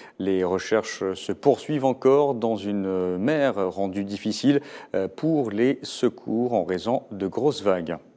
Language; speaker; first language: French; non-native, local second language; Arabic